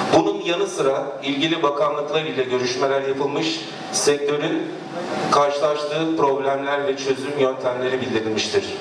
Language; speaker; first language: Turkish; native; Turkish